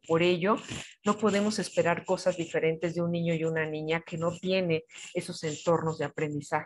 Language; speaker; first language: Spanish; native; Spanish